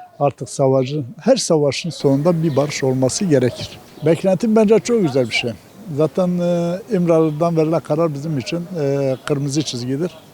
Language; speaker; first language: Turkish; non-native, local second language; Kurdish